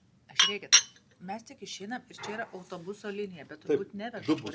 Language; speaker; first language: Lithuanian; native; Lithuanian